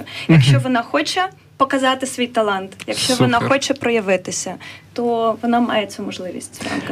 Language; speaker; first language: Ukrainian; native; Ukrainian